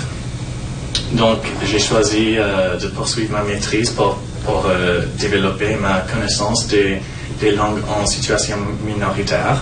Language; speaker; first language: French; non-native, local second language; English